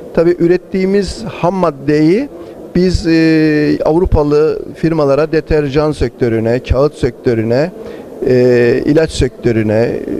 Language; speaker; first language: Turkish; native; Turkish